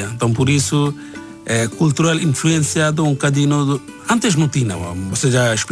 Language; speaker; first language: Portuguese; non-native, learner; Bangla